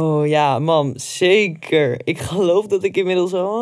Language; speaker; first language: Dutch; native; Dutch